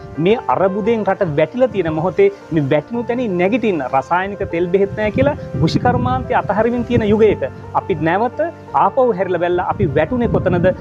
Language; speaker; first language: Sinhala; native; Sinhala